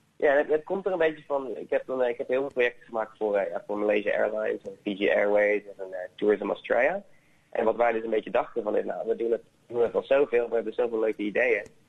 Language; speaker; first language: Dutch; native; Dutch